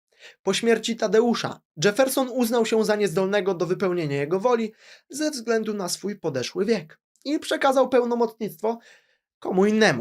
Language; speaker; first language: Polish; native; Polish